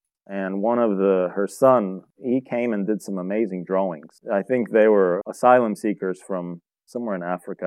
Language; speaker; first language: English; early bilingual, other home language; Bulgarian